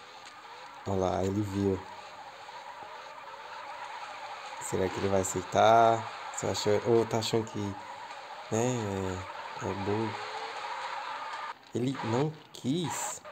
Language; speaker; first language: Portuguese; native; Portuguese